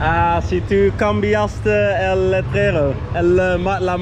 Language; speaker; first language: Spanish; non-native, learner; Dutch